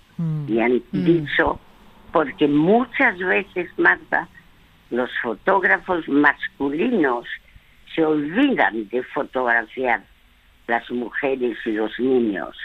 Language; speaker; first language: Spanish; early bilingual, other home language; French